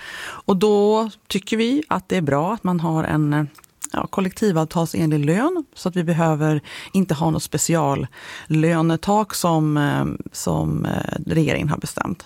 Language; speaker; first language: Swedish; native; Swedish